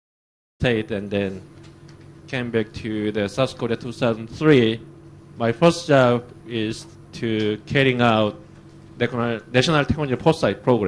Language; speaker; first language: English; non-native, fluent; Korean